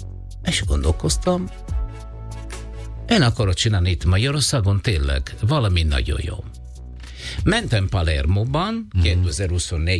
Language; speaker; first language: Hungarian; non-native, learner; Italian